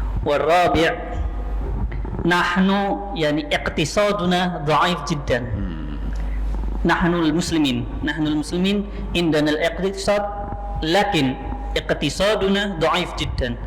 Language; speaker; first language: Arabic; non-native, learner; Indonesian